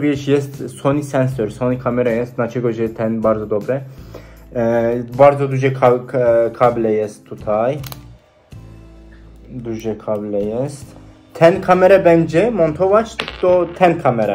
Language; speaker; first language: Polish; non-native, learner; Turkish